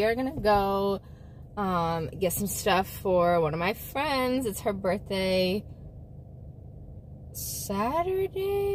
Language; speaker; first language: English; native; English